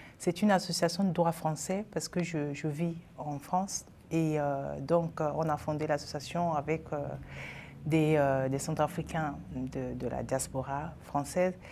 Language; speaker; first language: French; non-native, local second language; Sango